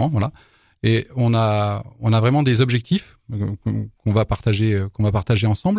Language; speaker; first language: French; native; French